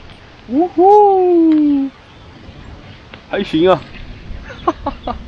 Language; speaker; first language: Chinese; native; Chinese